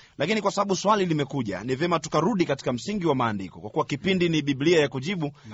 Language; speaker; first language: Swahili; native; Swahili